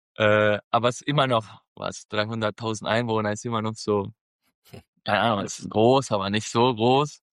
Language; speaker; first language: German; non-native, fluent; Spanish